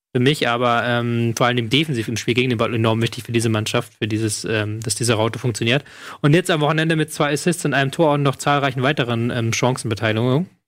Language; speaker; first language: German; native; German